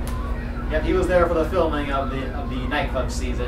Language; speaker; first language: English; native; English